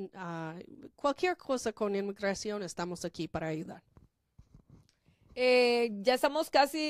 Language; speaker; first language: Spanish; non-native, fluent; English